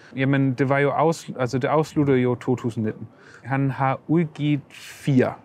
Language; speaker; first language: Danish; early bilingual, other home language; German